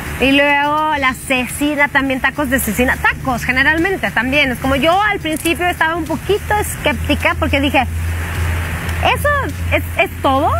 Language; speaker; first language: Spanish; non-native, fluent; Swedish